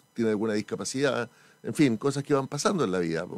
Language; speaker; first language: Spanish; native; Spanish